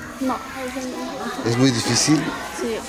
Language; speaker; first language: Spanish; non-native, local second language; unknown